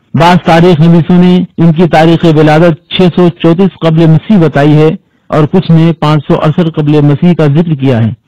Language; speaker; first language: Urdu; native; Urdu